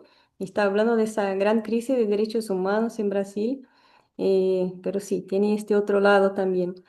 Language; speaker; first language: Spanish; non-native, fluent; Portuguese